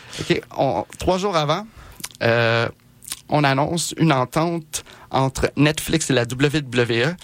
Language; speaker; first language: French; native; French